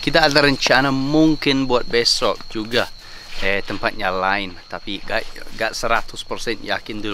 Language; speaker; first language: Indonesian; non-native, fluent; English